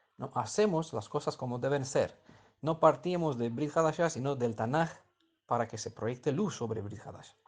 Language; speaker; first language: Spanish; non-native, fluent; Romanian